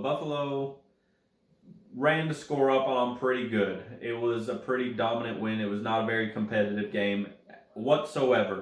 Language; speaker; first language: English; native; English